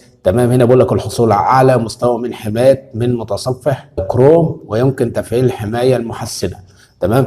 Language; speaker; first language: Arabic; native; Arabic